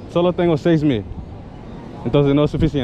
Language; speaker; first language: Spanish; non-native, learner; English